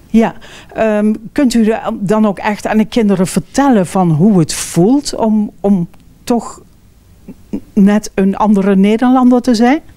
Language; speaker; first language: Dutch; native; Dutch